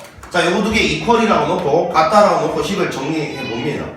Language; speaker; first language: Korean; native; Korean